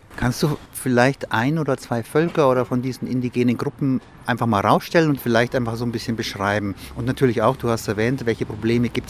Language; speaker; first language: German; native; German